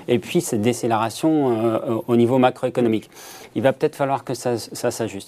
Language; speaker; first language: French; native; French